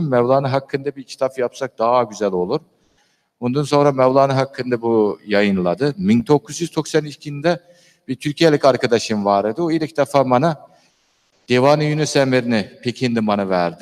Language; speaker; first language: Turkish; non-native, learner; Uyghur